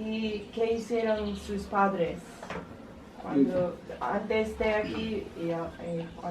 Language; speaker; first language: Spanish; non-native, learner; English